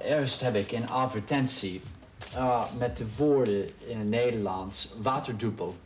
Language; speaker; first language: Dutch; non-native, fluent; English